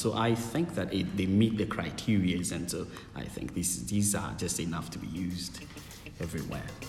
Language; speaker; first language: English; non-native, local second language; Akan